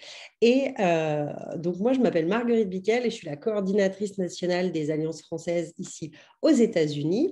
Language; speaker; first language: French; native; French